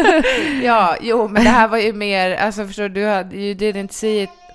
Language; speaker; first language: Swedish; native; Swedish